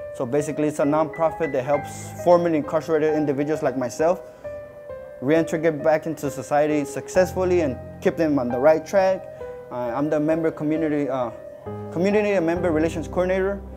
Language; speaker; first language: English; native; English